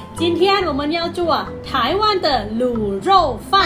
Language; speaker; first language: Chinese; non-native, fluent; Thai